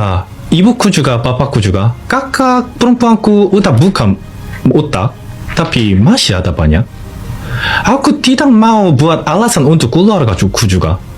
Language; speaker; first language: Indonesian; non-native, fluent; Korean